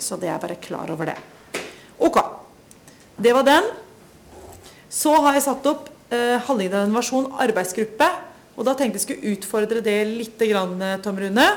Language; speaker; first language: Norwegian; native; Norwegian